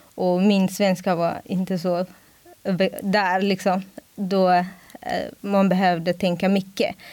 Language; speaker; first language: Swedish; non-native, fluent; Amharic